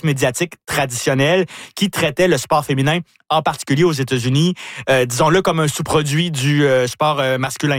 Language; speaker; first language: French; native; French